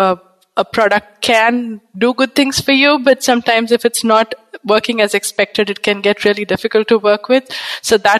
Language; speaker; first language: English; non-native, local second language; Bangla